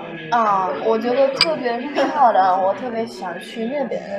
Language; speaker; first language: Chinese; non-native, fluent; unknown